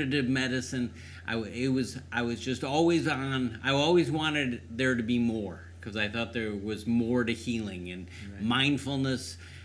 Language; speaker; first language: English; native; English